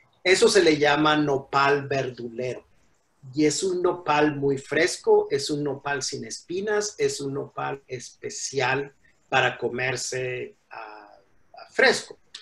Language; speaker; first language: Spanish; native; Spanish